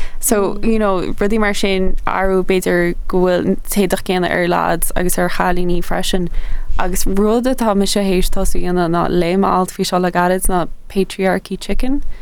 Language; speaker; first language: Irish; native; Irish